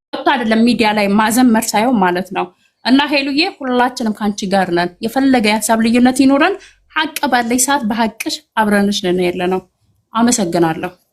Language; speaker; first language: Amharic; native; Amharic